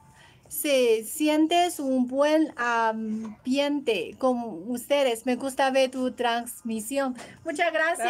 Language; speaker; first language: Spanish; non-native, learner; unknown